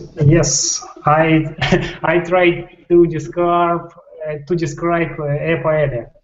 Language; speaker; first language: English; non-native, learner; Russian